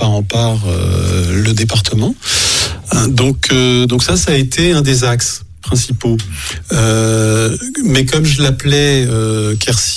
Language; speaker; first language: French; native; French